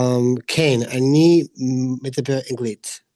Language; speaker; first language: Hebrew; non-native, learner; English